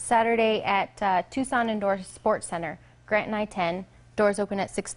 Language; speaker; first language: English; native; English